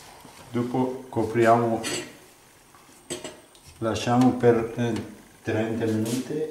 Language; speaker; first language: Italian; non-native, learner; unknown